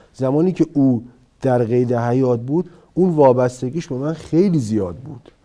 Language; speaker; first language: Persian; early bilingual, heritage; Persian